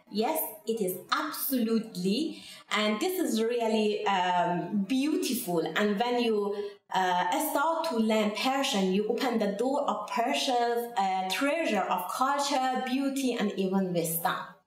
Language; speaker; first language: English; non-native, fluent; Persian